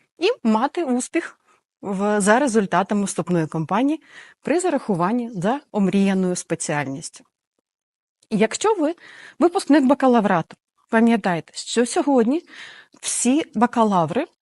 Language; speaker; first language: Ukrainian; native; Ukrainian